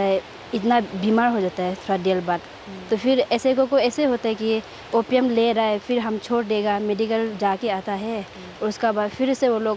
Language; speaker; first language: Hindi; non-native, local second language; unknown